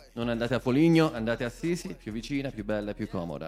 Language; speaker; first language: Italian; native; Italian